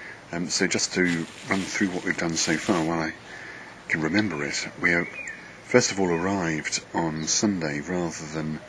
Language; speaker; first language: English; native; English